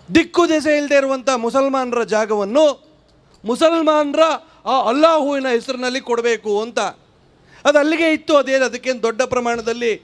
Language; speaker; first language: Kannada; native; Kannada